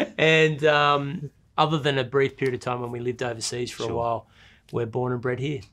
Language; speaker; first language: English; native; English